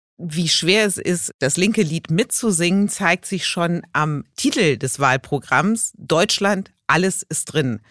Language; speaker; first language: German; native; German